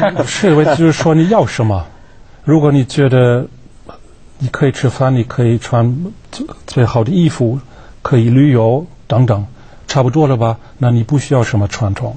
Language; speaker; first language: Chinese; non-native, fluent; German